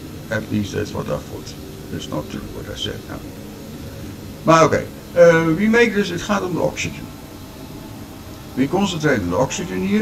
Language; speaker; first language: English; non-native, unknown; Dutch